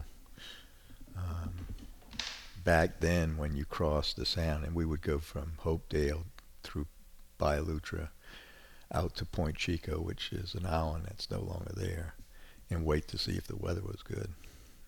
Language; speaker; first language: English; native; English